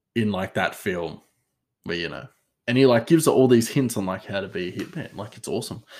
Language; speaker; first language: English; native; English